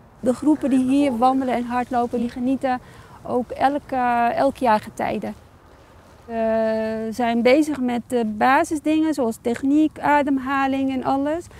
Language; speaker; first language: Dutch; early bilingual, other home language; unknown